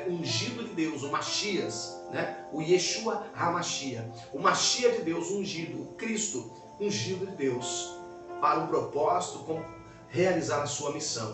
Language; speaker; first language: Portuguese; native; Portuguese